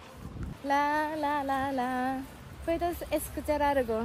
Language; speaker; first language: Spanish; non-native, fluent; Japanese